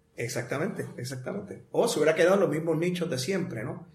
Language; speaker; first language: Spanish; native; Spanish